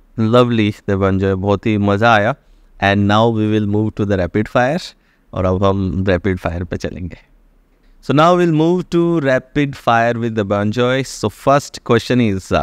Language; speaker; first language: Hindi; native; Hindi